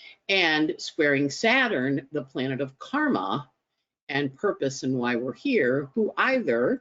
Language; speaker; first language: English; native; English